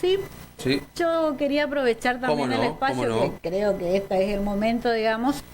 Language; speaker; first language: Spanish; native; Spanish